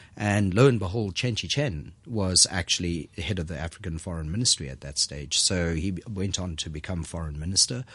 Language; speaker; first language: English; native; English